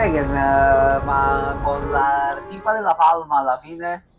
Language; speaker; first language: Italian; native; Italian